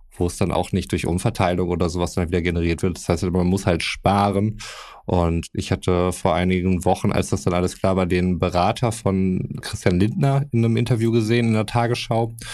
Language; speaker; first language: German; native; German